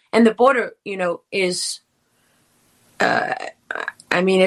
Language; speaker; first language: English; native; English